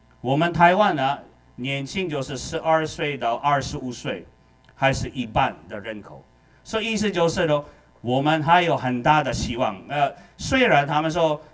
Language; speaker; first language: Chinese; non-native, fluent; Filipino